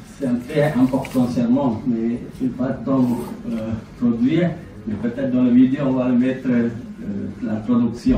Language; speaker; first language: French; non-native, learner; Sinhala